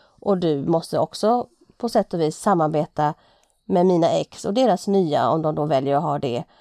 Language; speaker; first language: Swedish; native; Swedish